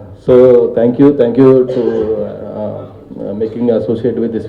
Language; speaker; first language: Telugu; non-native, learner; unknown